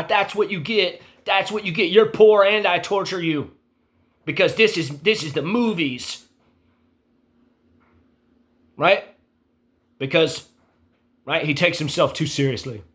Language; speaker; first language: English; native; English